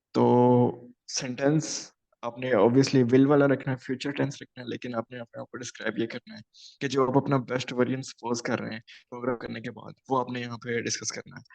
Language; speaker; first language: Urdu; non-native, local second language; Punjabi